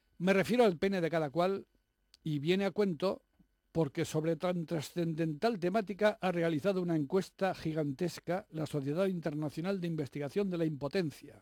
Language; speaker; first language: Spanish; native; Spanish